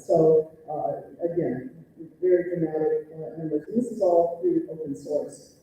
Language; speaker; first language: English; native; English